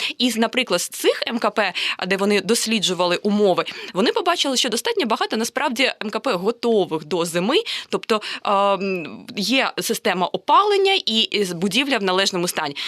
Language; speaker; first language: Ukrainian; native; Ukrainian